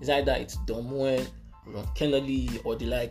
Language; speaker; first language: English; non-native, local second language; Yoruba